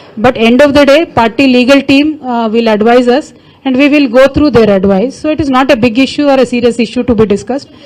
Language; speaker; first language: English; non-native, local second language; Telugu